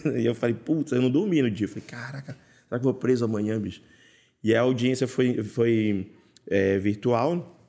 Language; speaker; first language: Portuguese; native; Portuguese